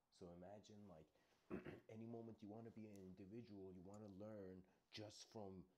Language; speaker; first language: English; native; English